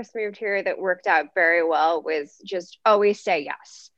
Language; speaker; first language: English; native; English